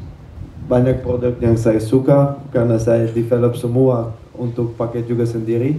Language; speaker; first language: Indonesian; non-native, learner; Dutch